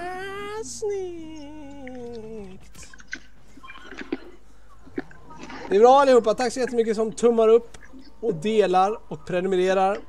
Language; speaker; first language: Swedish; native; Swedish